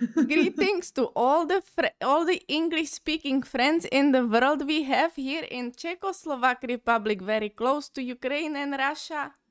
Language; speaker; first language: English; non-native, fluent; Czech